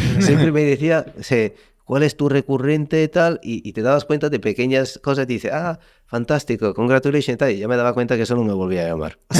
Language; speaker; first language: Spanish; non-native, fluent; Italian